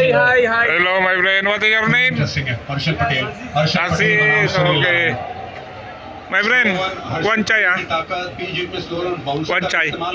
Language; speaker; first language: English; non-native, learner; Filipino